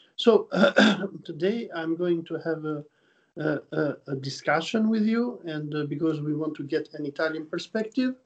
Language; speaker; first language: English; non-native, fluent; Albanian